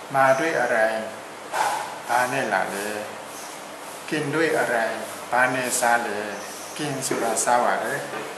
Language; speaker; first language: Burmese; native; Burmese